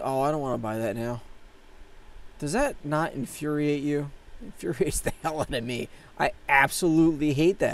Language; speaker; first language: English; native; English